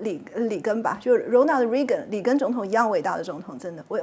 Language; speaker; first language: Chinese; native; Chinese